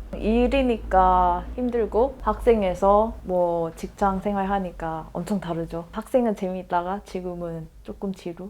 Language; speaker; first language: Korean; non-native, fluent; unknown